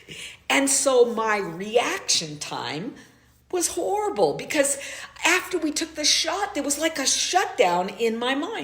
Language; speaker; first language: English; native; English